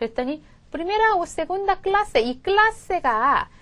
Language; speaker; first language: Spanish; non-native, fluent; Korean